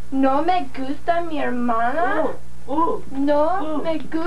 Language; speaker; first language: Spanish; non-native, learner; English